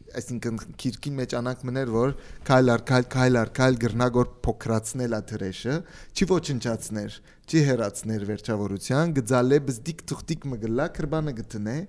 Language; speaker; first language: Armenian; early bilingual, heritage; Armenian